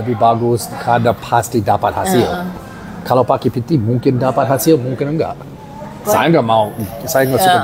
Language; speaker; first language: Indonesian; non-native, learner; English